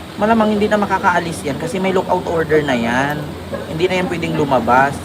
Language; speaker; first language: Filipino; non-native, local second language; Cebuano